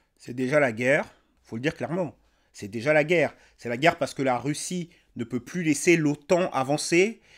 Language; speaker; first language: French; native; French